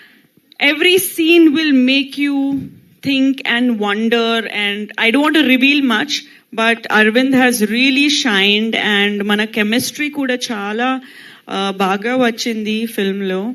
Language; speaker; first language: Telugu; non-native, local second language; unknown